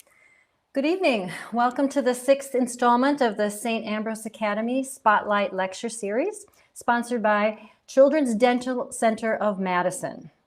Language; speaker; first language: English; native; English